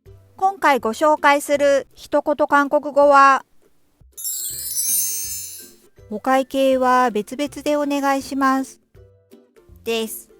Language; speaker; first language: Japanese; non-native, fluent; Korean